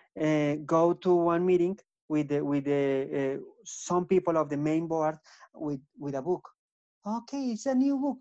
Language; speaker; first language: English; non-native, learner; Spanish